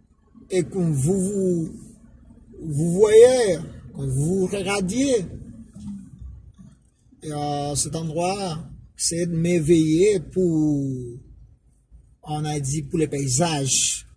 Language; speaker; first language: French; non-native, fluent; Spanish